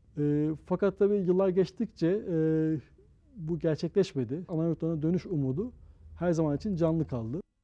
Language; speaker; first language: Turkish; native; Turkish